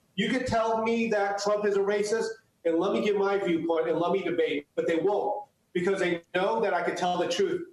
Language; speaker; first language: English; early bilingual, other home language; Chinese